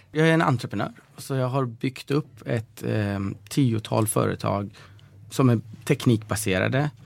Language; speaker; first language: Swedish; early bilingual, other home language; Persian